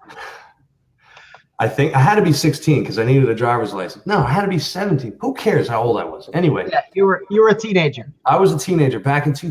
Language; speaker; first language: English; native; English